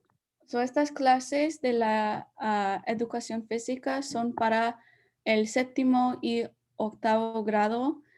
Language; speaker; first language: Spanish; early bilingual, heritage; Spanish